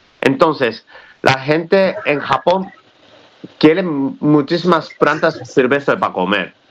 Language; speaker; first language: Spanish; non-native, fluent; Japanese